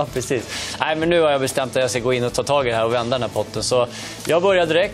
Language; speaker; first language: Swedish; native; Swedish